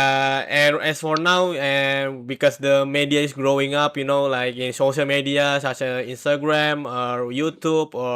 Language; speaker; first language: English; non-native, learner; Indonesian